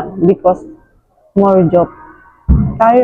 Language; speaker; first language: English; non-native, learner; Indonesian